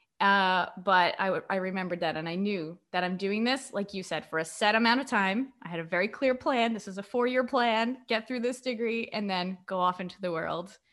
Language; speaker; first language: English; native; English